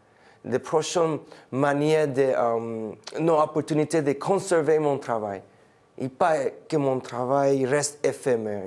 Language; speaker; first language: French; non-native, fluent; English